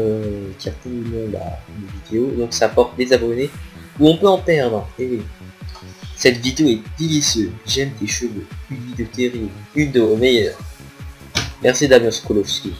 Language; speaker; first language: French; native; French